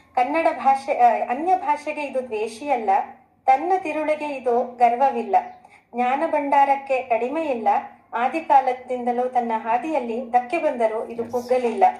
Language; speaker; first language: Kannada; native; Kannada